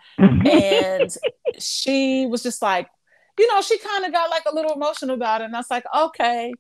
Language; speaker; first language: English; native; English